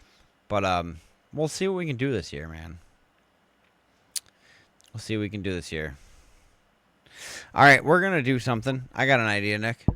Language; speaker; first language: English; native; English